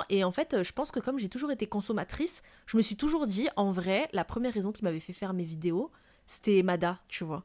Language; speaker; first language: French; non-native, local second language; Malagasy